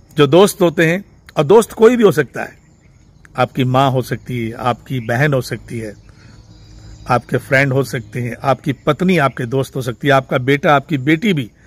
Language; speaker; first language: Hindi; non-native, local second language; Sindhi